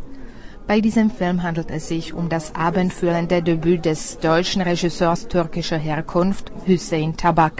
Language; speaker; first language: German; non-native, fluent; Czech